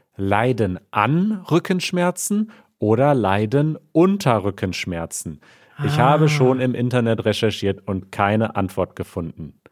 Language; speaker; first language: German; native; German